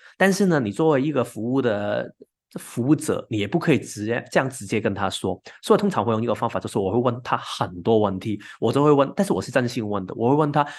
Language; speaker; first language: Chinese; non-native, local second language; Cantonese